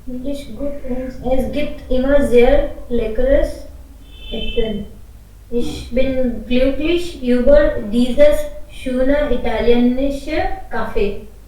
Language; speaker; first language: German; non-native, learner; Hindi